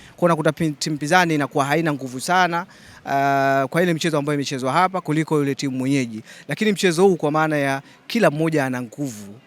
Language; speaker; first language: Swahili; native; Swahili